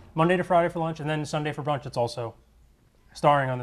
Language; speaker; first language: English; native; English